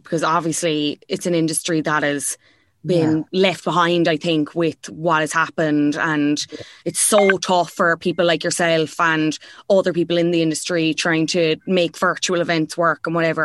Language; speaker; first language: English; native; English